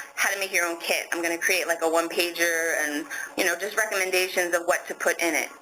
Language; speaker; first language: English; native; English